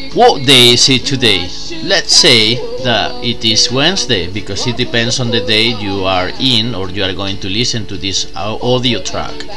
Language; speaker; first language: English; non-native, fluent; Spanish